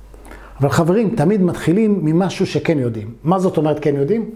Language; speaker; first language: Hebrew; native; Hebrew